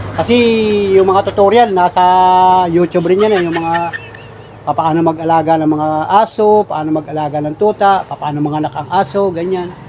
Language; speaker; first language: Filipino; native; Filipino